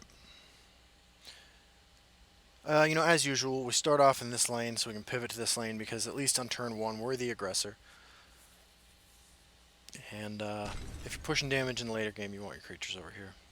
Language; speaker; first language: English; native; English